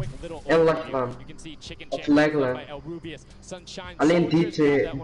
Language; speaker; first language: Dutch; native; Dutch